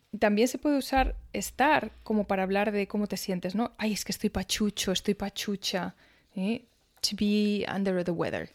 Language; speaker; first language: Spanish; native; Spanish